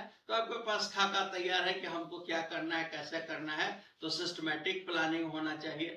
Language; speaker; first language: Hindi; native; Hindi